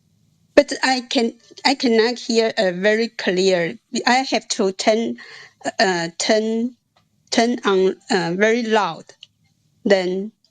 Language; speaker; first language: English; non-native, learner; Chinese